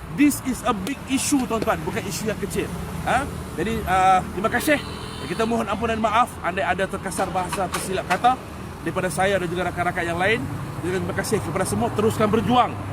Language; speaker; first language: Malay; native; Malay